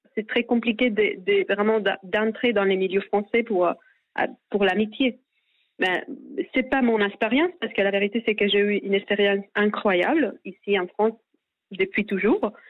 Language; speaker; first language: French; non-native, fluent; Spanish